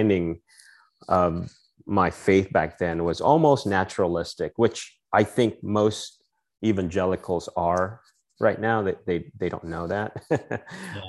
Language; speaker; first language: English; non-native, local second language; Filipino